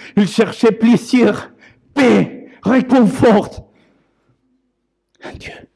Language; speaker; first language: French; non-native, fluent; Spanish